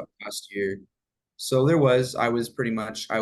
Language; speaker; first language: English; native; English